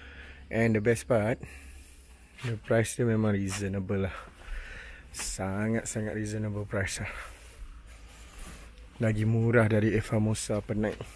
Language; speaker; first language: Malay; native; Malay